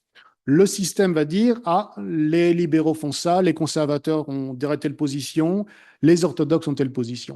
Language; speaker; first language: French; native; French